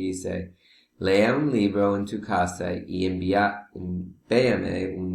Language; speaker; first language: Spanish; non-native, learner; English